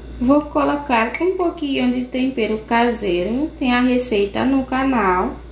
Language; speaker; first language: Portuguese; non-native, fluent; Haitian Creole